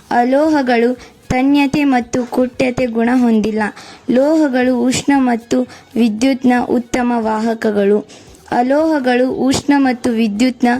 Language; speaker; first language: Kannada; native; Kannada